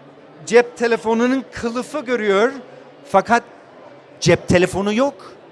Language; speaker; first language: Turkish; non-native, learner; English